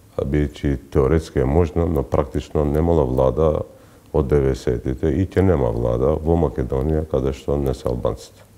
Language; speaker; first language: Macedonian; non-native, local second language; Albanian